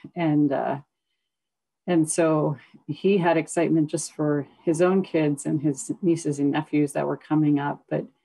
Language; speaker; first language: English; native; English